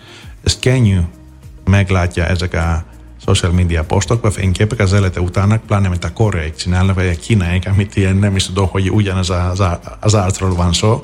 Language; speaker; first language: Hungarian; non-native, fluent; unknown